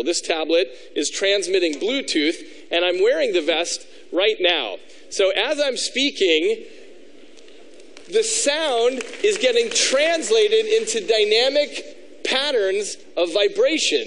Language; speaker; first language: English; native; English